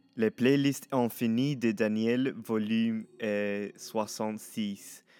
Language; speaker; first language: French; non-native, learner; Swedish